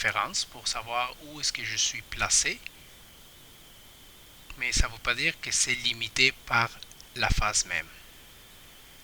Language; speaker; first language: French; non-native, fluent; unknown